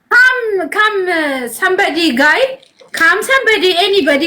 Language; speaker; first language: English; non-native, learner; Amharic